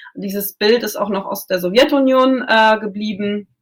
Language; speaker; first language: German; non-native, local second language; Russian